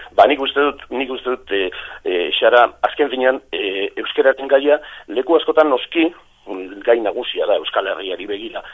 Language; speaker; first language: Basque; native; Basque